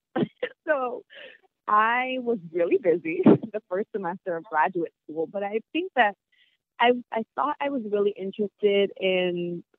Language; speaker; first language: English; native; English